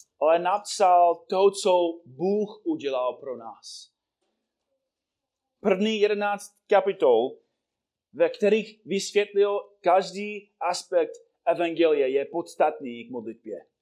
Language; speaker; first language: Czech; non-native, fluent; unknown